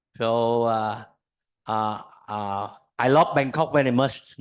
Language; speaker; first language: English; non-native, learner; Vietnamese